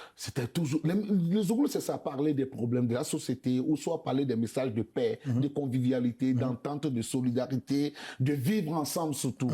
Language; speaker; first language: French; non-native, local second language; Bambara